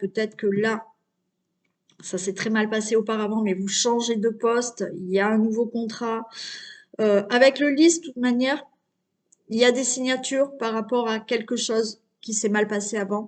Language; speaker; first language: French; native; French